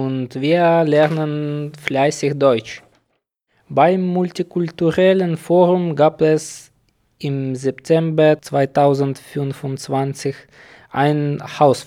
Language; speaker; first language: German; non-native, learner; Ukrainian